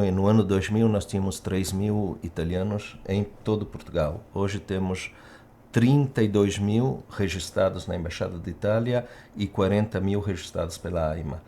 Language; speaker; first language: Portuguese; early bilingual, heritage; Italian